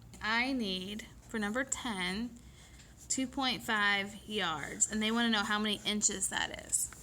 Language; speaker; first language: English; native; English